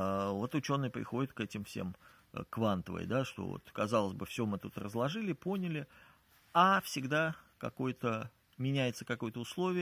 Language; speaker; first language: Russian; native; Russian